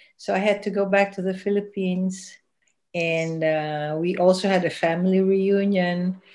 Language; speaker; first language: English; non-native, local second language; Filipino